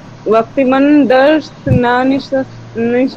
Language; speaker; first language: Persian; non-native, learner; Urdu